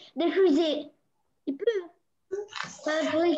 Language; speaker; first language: French; non-native, local second language; Arabic